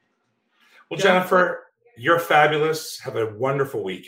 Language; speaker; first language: English; native; English